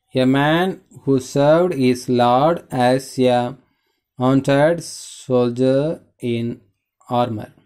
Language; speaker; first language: English; non-native, local second language; Tamil